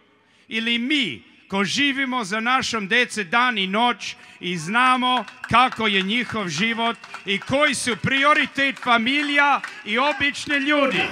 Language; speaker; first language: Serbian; early bilingual, heritage; Serbian